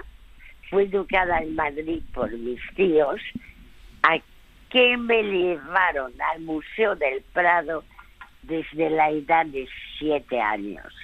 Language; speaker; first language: Spanish; early bilingual, other home language; French